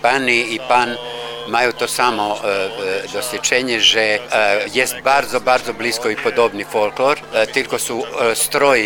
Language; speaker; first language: Polish; non-native, learner; Croatian